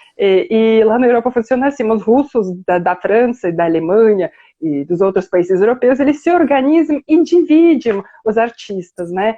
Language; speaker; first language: Portuguese; non-native, fluent; Russian